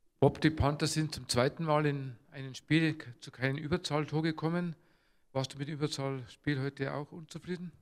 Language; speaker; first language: German; native; German